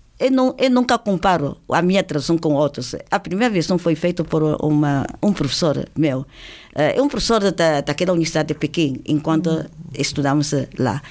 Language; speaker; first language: Portuguese; non-native, fluent; Chinese